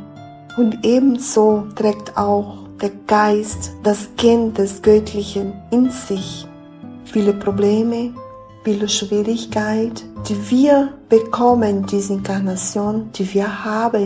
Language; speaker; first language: German; non-native, fluent; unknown